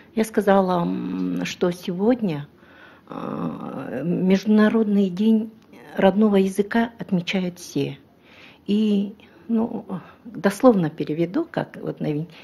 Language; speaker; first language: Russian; non-native, local second language; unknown